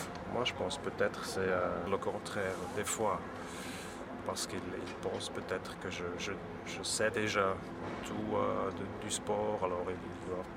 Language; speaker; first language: French; non-native, local second language; German